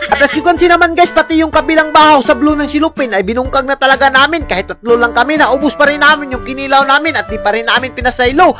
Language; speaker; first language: Filipino; non-native, local second language; Cebuano